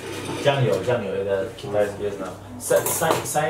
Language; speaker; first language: Russian; non-native, learner; Chinese